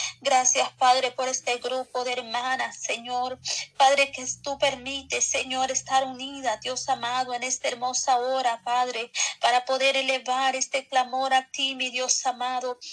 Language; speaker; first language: Spanish; native; Spanish